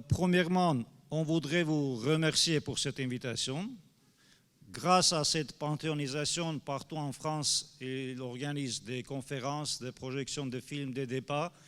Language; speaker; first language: French; non-native, fluent; Armenian